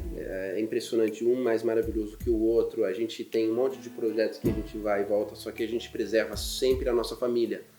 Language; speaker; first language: Portuguese; non-native, fluent; German